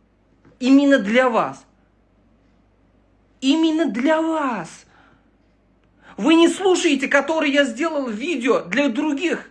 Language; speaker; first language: Russian; non-native, local second language; Uzbek